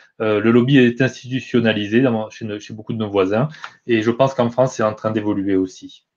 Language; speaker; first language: French; native; French